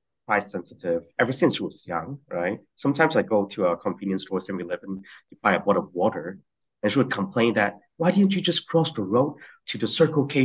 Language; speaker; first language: English; non-native, local second language; Cantonese